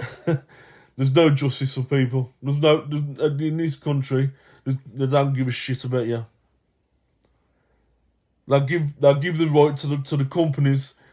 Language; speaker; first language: English; native; English